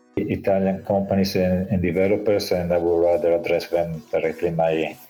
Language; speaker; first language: English; non-native, fluent; Italian